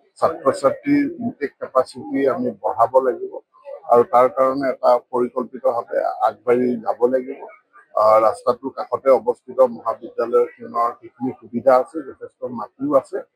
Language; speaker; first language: Assamese; non-native, local second language; Mising